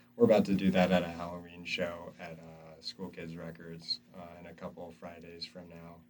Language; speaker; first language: English; native; English